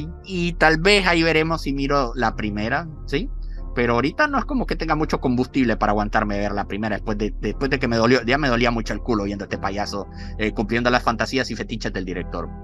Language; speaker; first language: Spanish; native; Spanish